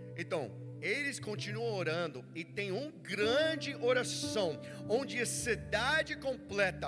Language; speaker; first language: Portuguese; non-native, learner; English